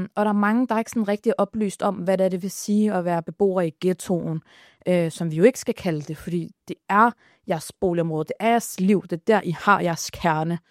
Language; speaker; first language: Danish; early bilingual, other home language; Arabic